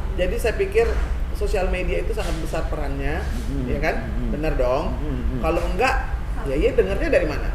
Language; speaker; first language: Indonesian; native; Indonesian